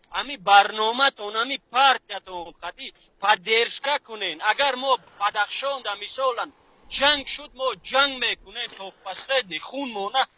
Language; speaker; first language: Tajik; non-native, local second language; Shughni